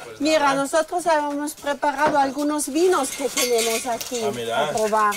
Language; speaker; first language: Spanish; non-native, learner; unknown